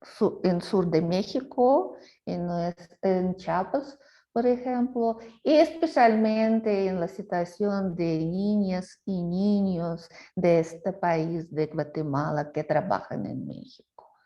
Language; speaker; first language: Spanish; non-native, fluent; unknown